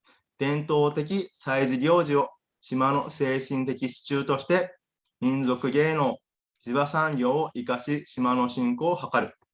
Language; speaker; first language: Japanese; native; Japanese